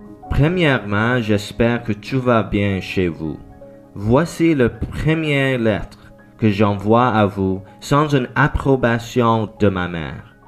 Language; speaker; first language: French; non-native, learner; English